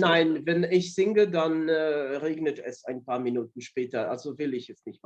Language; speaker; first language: German; non-native, fluent; Polish